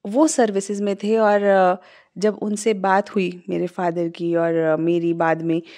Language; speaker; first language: Hindi; native; Hindi